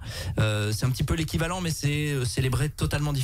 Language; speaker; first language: French; native; French